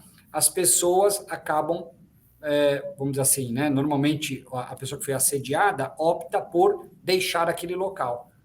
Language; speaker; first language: Portuguese; native; Portuguese